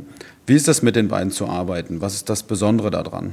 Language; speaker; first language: German; native; German